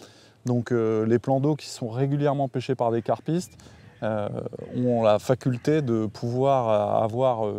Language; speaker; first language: French; native; French